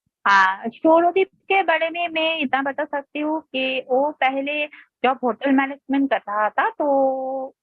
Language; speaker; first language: Hindi; non-native, local second language; Bangla